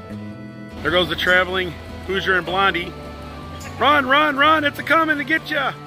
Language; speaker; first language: English; native; English